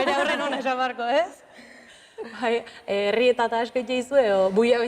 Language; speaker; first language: Basque; native; Basque